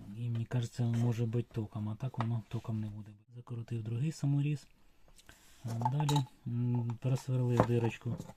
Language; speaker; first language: Ukrainian; non-native, local second language; Russian